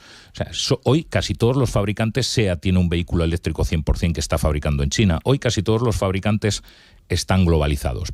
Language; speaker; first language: Spanish; native; Spanish